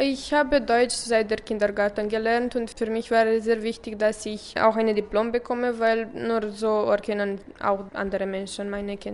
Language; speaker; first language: German; non-native, local second language; Romanian